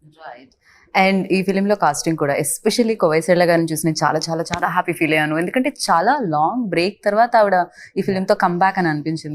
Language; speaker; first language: Telugu; native; Telugu